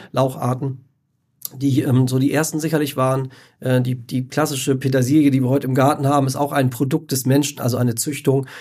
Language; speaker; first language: German; native; German